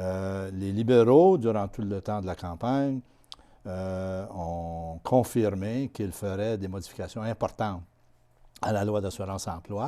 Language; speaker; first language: French; native; French